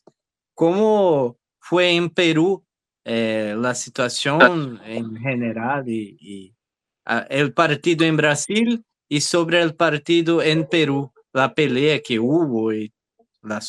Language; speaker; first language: Spanish; non-native, learner; Portuguese